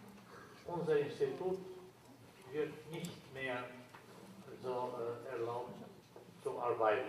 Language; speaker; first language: German; non-native, learner; Albanian